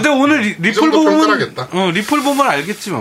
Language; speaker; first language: Korean; native; Korean